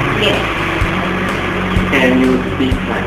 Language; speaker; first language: English; non-native, learner; Thai